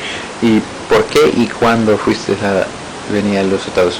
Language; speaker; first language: Spanish; early bilingual, heritage; English